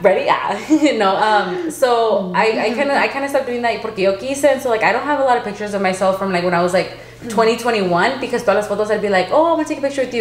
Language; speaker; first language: English; early bilingual, other home language; Spanish